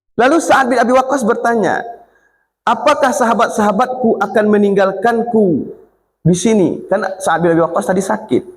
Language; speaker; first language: Malay; non-native, local second language; Minangkabau